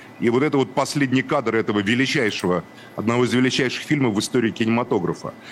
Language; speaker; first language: Russian; native; Russian